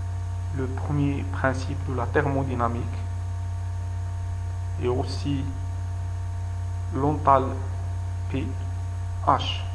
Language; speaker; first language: French; non-native, local second language; Arabic